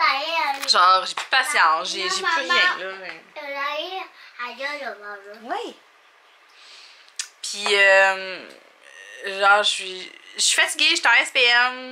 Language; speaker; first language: French; native; French